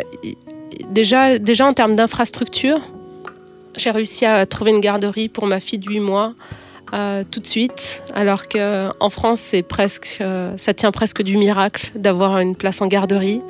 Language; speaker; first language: French; native; French